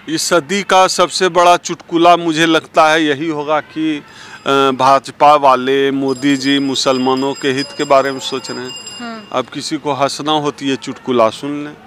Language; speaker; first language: Hindi; native; Hindi